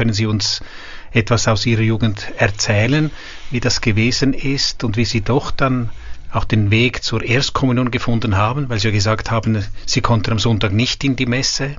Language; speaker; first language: German; native; German